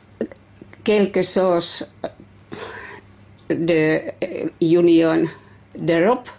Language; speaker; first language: French; non-native, learner; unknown